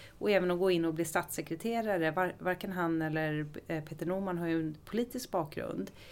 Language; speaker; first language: Swedish; native; Swedish